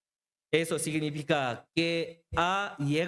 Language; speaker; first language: Spanish; non-native, learner; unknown